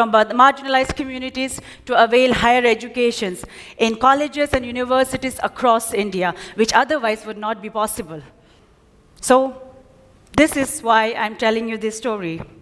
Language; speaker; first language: English; non-native, local second language; Nyishi